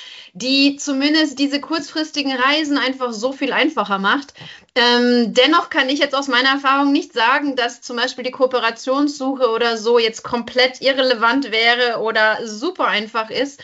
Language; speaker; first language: German; native; German